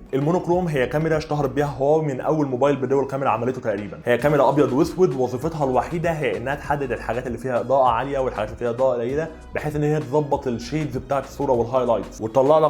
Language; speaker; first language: Arabic; native; Arabic